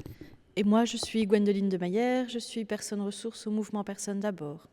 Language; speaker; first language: French; native; French